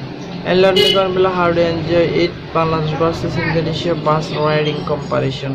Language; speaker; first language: English; non-native, learner; Bangla